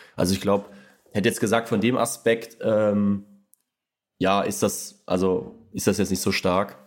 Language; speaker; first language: German; native; German